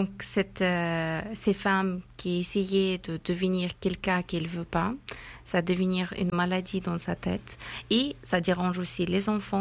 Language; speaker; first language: French; non-native, fluent; Persian